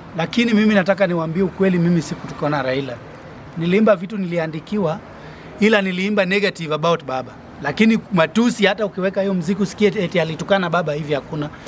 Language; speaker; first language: Swahili; non-native, local second language; Luo (Kenya and Tanzania)